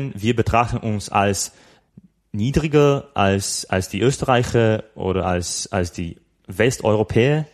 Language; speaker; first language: German; non-native, fluent; Slovak